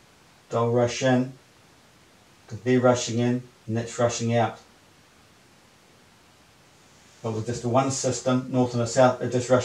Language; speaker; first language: English; native; English